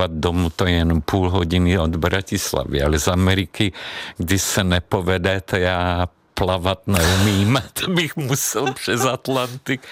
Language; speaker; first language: Czech; non-native, fluent; Hungarian